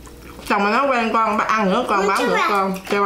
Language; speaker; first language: Korean; non-native, learner; Vietnamese